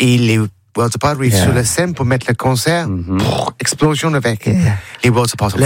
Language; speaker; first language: French; non-native, learner; English